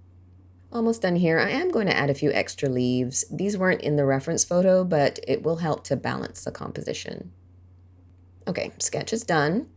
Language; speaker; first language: English; native; English